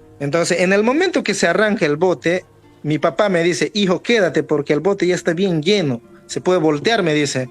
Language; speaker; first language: Spanish; non-native, local second language; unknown